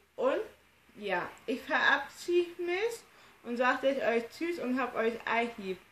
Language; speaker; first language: German; early bilingual, other home language; Turkish